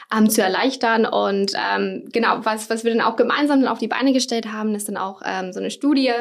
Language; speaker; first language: German; non-native, fluent; English